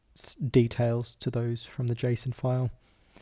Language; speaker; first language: English; native; English